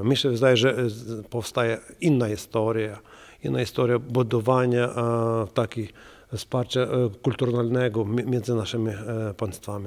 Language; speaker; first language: Polish; non-native, learner; Ukrainian